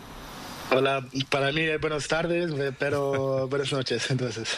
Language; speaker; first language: Spanish; non-native, fluent; Portuguese